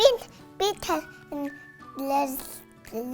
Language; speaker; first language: Mongolian; early bilingual, heritage; Mongolian